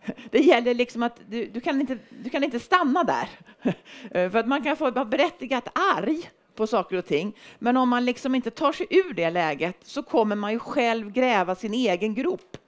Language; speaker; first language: Swedish; native; Swedish